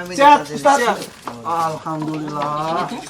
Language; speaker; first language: Indonesian; native; Indonesian